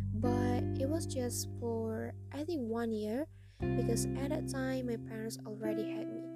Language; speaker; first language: English; non-native, fluent; Indonesian